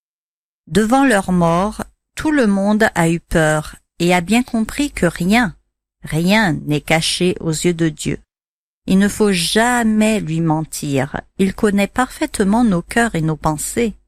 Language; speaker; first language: French; native; French